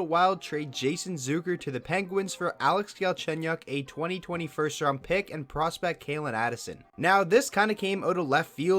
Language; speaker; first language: English; native; English